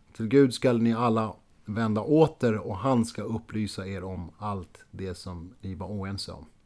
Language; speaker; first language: Swedish; native; Swedish